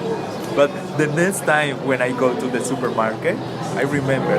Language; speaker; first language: English; non-native, learner; Spanish